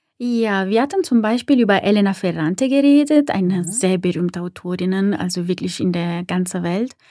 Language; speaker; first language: German; non-native, fluent; Italian